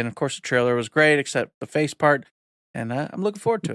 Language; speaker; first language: English; native; English